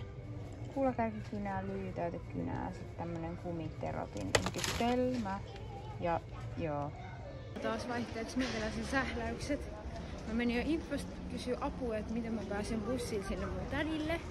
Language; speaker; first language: Finnish; native; Finnish